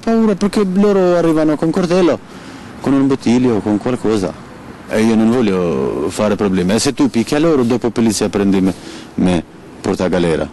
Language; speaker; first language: Italian; non-native, learner; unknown